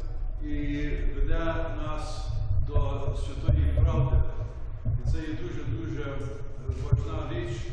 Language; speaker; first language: Ukrainian; early bilingual, heritage; Ukrainian